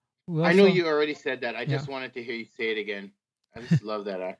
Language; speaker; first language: English; native; English